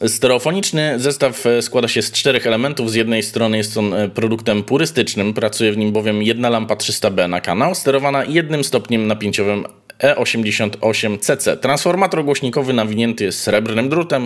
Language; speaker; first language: Polish; native; Polish